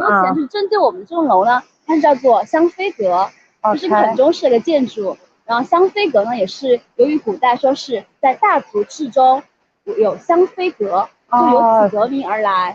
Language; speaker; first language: Chinese; native; Chinese